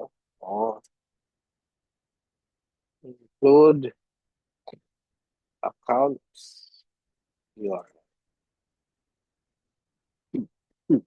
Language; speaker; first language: English; non-native, local second language; Cebuano